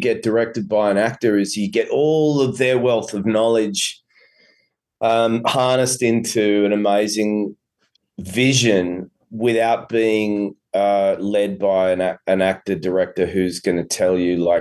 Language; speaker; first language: English; native; English